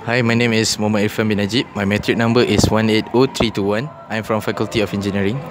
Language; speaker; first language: English; non-native, local second language; Malay